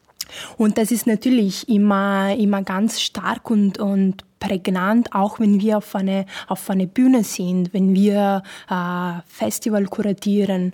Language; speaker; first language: German; non-native, fluent; Italian